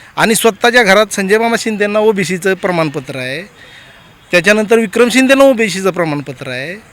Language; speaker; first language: Marathi; native; Marathi